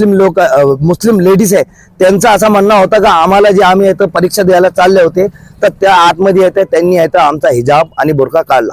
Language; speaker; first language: Marathi; non-native, local second language; Urdu